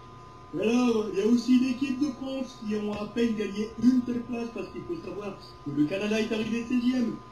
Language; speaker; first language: French; native; French